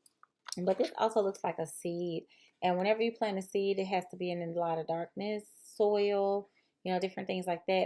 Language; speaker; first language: English; native; English